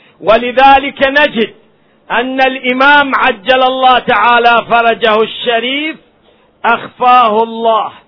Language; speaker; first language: Arabic; native; Arabic